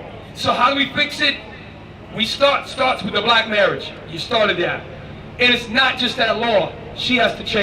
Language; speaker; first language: English; native; English